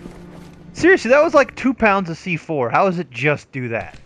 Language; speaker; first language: English; native; English